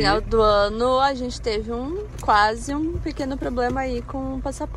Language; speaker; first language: Portuguese; native; Portuguese